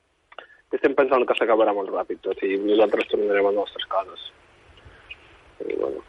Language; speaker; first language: Catalan; non-native, fluent; Ukrainian